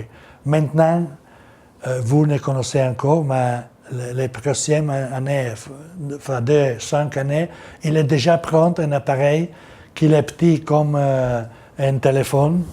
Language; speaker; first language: French; non-native, learner; Italian